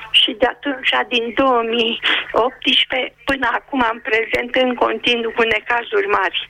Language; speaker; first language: Romanian; native; Romanian